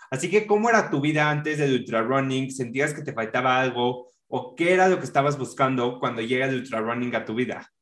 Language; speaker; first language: Spanish; native; Spanish